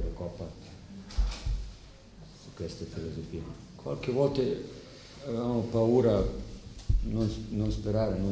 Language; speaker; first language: Italian; non-native, learner; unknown